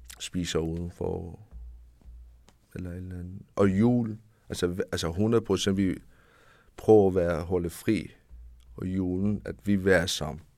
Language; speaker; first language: Danish; non-native, learner; Persian